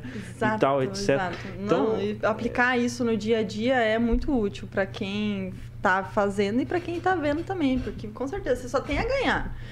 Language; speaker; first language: Portuguese; native; Portuguese